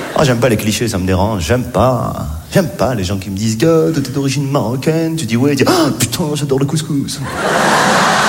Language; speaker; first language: French; non-native, local second language; Arabic